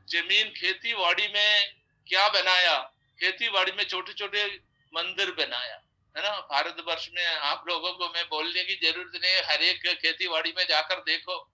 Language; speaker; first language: Hindi; non-native, local second language; Odia